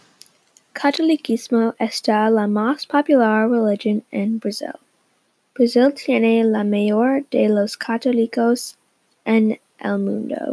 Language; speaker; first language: Spanish; non-native, learner; English